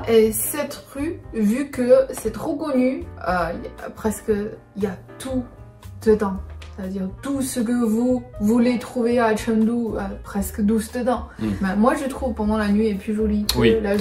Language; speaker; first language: French; non-native, fluent; Chinese